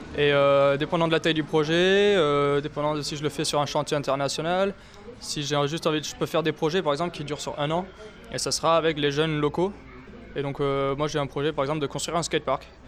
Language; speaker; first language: French; native; French